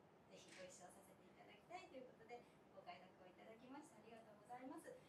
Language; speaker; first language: Japanese; native; Japanese